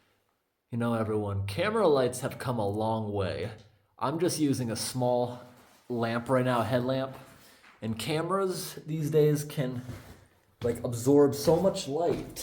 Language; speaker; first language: English; native; English